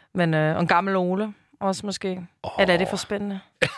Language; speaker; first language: Danish; non-native, fluent; Spanish